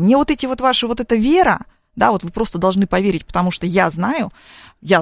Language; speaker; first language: Russian; native; Russian